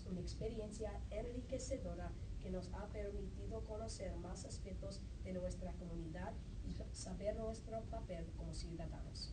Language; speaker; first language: Spanish; early bilingual, other home language; English